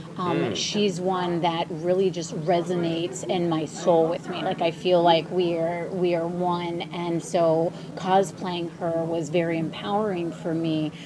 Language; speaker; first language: English; early bilingual, other home language; Ukrainian